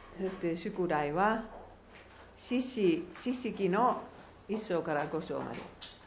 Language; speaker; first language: Japanese; non-native, fluent; Finnish